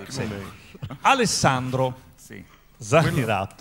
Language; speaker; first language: Italian; native; Italian